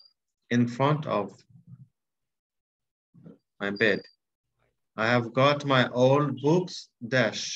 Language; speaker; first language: English; non-native, fluent; Bangla